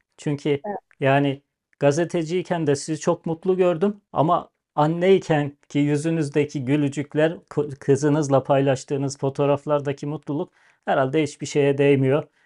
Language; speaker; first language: Turkish; native; Turkish